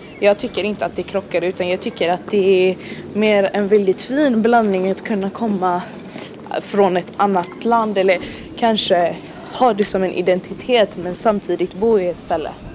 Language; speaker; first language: Swedish; early bilingual, other home language; Arabic